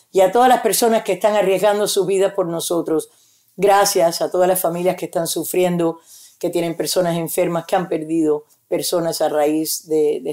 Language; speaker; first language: Spanish; early bilingual, heritage; Spanish